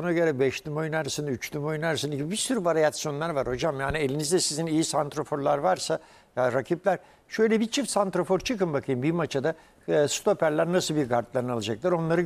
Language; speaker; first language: Turkish; native; Turkish